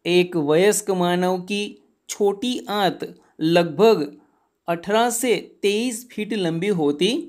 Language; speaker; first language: Hindi; non-native, local second language; Gujarati